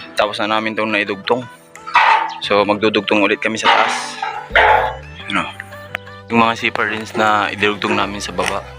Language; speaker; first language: Filipino; non-native, local second language; Pangasinan